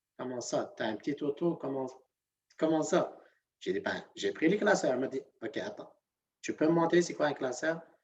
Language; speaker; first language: French; non-native, local second language; Arabic